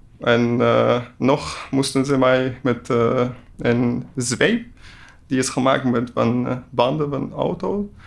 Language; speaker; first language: Dutch; non-native, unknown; Persian